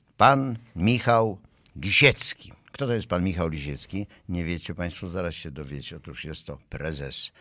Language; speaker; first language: Polish; native; Polish